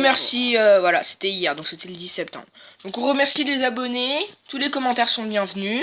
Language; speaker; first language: French; native; French